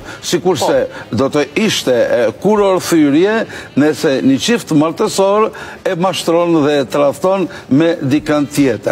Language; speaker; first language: Albanian; native; Albanian